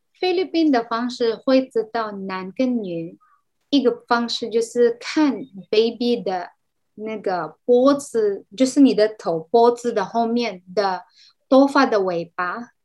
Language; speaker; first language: Chinese; non-native, fluent; Cebuano